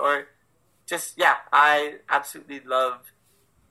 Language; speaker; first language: English; native; English